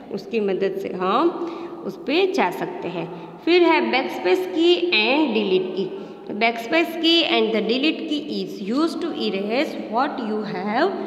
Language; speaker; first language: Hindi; non-native, local second language; Gujarati